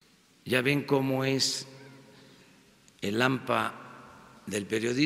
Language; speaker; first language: Spanish; native; Spanish